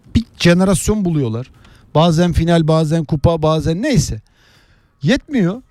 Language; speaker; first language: Turkish; native; Turkish